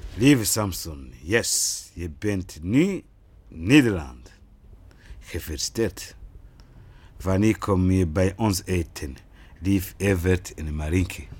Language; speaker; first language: Dutch; non-native, learner; Rundi